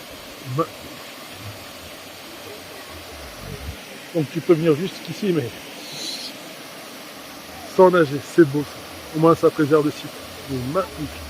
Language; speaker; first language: French; native; French